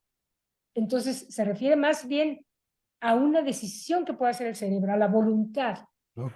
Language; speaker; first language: Spanish; native; Spanish